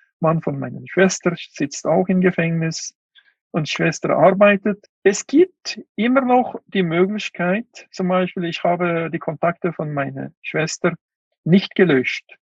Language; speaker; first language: German; non-native, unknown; Uyghur